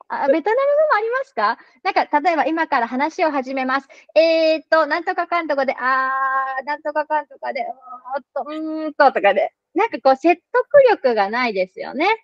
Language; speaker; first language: Japanese; native; Japanese